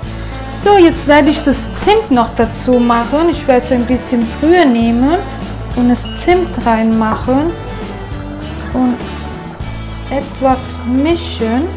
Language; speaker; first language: German; non-native, fluent; Italian